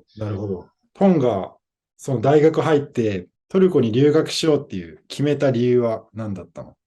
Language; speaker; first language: Japanese; native; Japanese